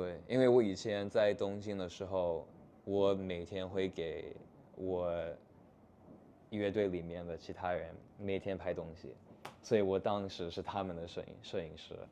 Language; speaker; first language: Chinese; non-native, fluent; English